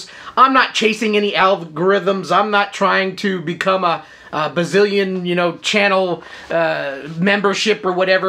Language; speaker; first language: English; native; English